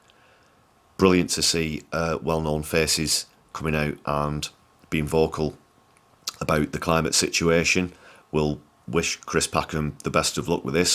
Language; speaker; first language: English; native; English